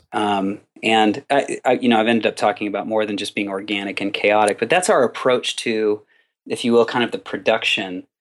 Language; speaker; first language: English; native; English